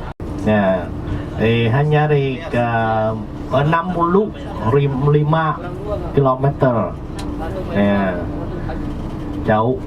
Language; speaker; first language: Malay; non-native, learner; Vietnamese